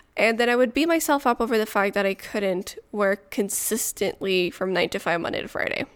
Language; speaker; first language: English; non-native, fluent; French